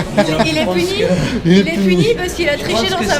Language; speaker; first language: French; native; French